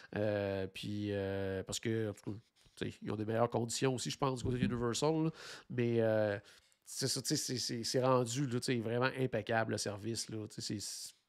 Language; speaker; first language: French; native; French